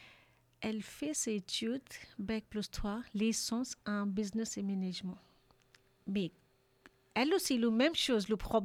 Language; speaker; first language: French; non-native, learner; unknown